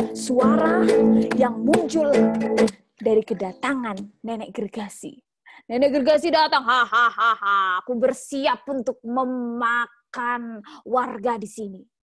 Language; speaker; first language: Indonesian; native; Indonesian